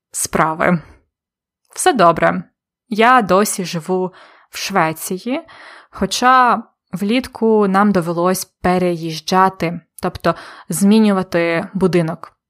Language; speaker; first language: Ukrainian; native; Ukrainian